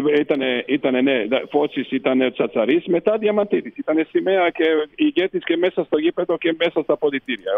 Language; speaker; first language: Greek; non-native, fluent; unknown